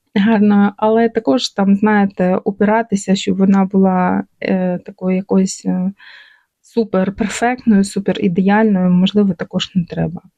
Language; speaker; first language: Ukrainian; non-native, local second language; Russian